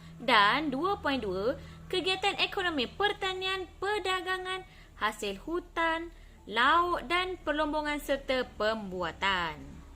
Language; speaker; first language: Malay; native; Malay